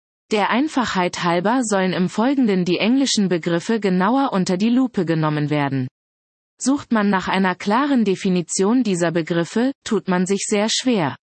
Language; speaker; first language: German; native; German